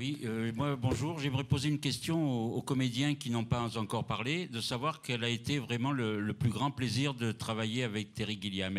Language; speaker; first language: French; native; French